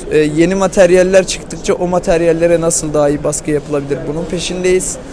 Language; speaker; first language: Turkish; native; Turkish